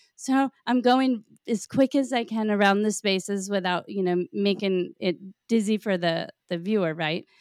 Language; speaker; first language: English; native; English